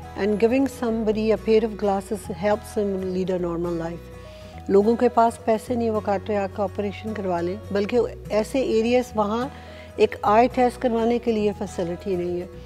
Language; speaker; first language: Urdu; early bilingual, heritage; Hindi